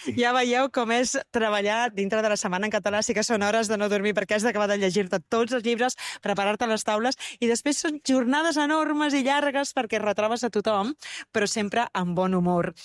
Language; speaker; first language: Catalan; native; Catalan